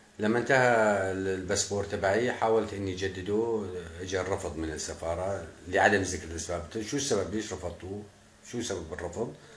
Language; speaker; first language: Arabic; native; Arabic